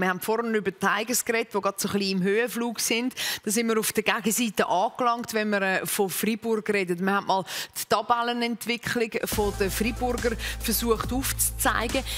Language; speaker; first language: German; native; German